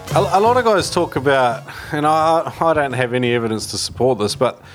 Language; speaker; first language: English; native; English